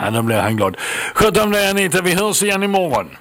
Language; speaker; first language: Swedish; native; Swedish